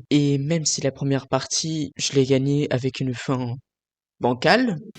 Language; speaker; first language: French; native; French